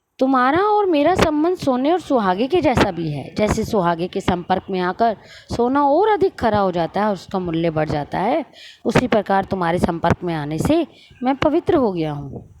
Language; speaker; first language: Hindi; native; Hindi